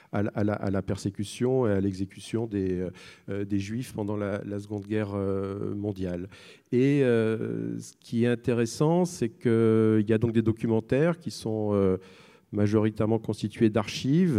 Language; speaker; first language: French; native; French